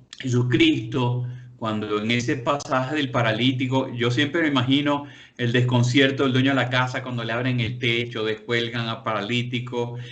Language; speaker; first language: Spanish; native; Spanish